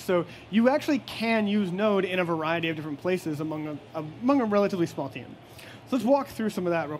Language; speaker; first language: English; native; English